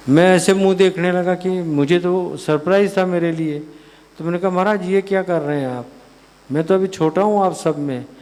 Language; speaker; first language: Hindi; non-native, local second language; Gujarati